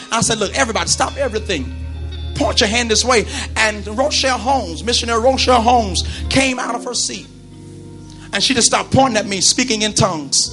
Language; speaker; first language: English; native; English